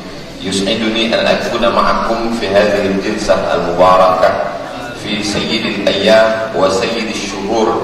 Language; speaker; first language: Arabic; non-native, fluent; Indonesian